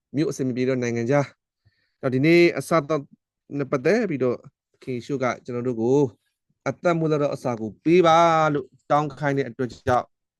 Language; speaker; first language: Burmese; non-native, local second language; S'gaw Karen